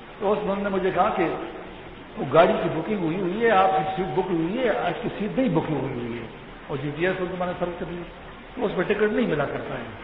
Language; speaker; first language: Urdu; non-native, local second language; Pashto